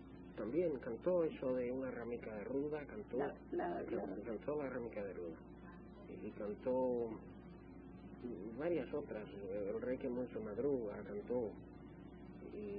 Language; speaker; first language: Spanish; non-native, fluent; English